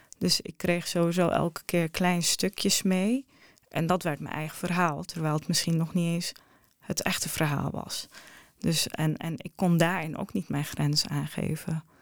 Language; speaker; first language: Dutch; early bilingual, other home language; Arabic